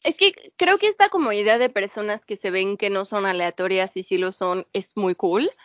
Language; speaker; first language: Spanish; native; Spanish